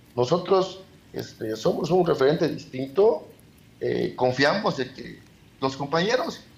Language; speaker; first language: Spanish; native; Spanish